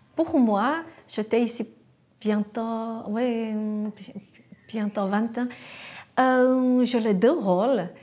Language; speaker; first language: French; non-native, learner; Chinese